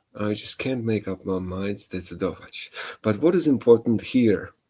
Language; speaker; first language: English; non-native, fluent; Polish